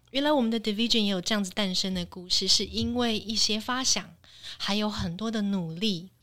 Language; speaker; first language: Chinese; native; Chinese